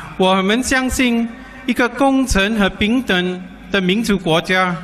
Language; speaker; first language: Chinese; non-native, local second language; English